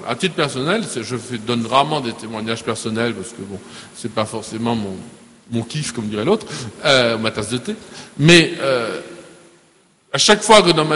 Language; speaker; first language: French; native; French